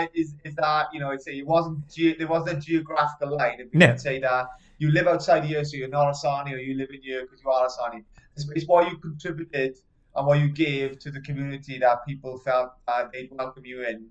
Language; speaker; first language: English; native; English